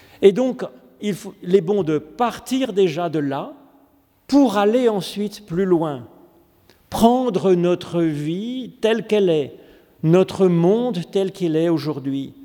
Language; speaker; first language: French; native; French